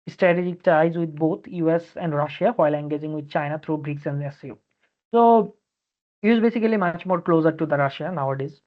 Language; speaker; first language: English; non-native, local second language; Bangla